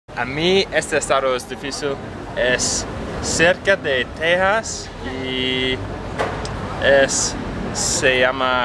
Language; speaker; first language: Spanish; non-native, learner; English